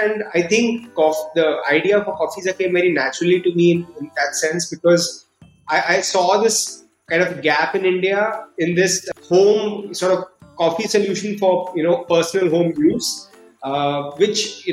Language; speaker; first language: English; non-native, local second language; Hindi